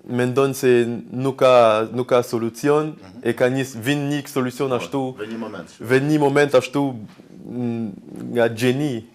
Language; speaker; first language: Albanian; non-native, learner; French